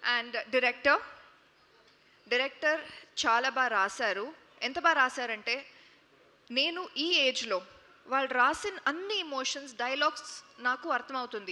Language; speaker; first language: Telugu; non-native, fluent; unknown